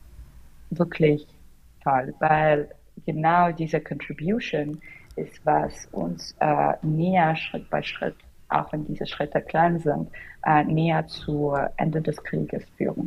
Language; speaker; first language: German; non-native, fluent; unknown